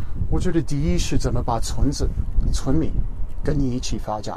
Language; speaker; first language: Chinese; non-native, fluent; English